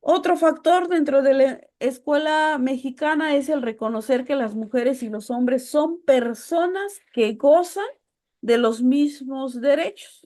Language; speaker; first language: Spanish; native; Spanish